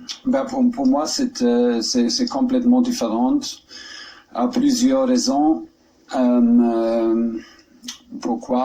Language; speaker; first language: French; non-native, learner; German